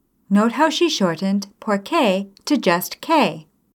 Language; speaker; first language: Spanish; non-native, fluent; English